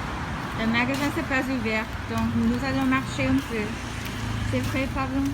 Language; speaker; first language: French; non-native, learner; English